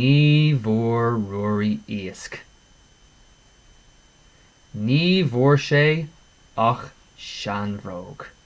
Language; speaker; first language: Irish; non-native, local second language; English